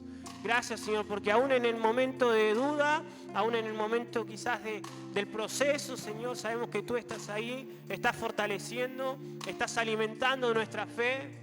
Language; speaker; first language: Spanish; native; Spanish